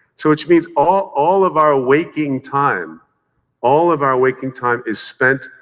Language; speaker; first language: English; native; English